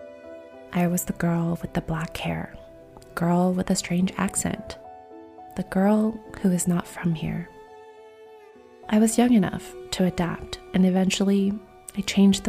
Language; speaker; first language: English; non-native, fluent; Korean